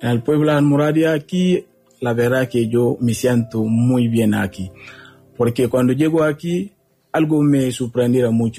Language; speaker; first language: Spanish; non-native, learner; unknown